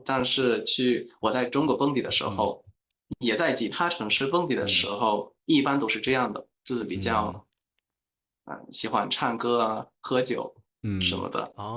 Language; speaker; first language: Chinese; non-native, fluent; Spanish